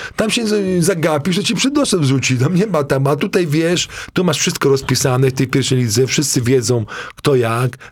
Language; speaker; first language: Polish; native; Polish